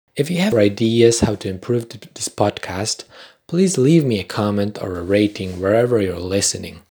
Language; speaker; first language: English; non-native, fluent; Polish